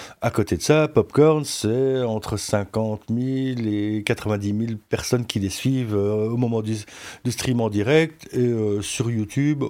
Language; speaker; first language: French; native; French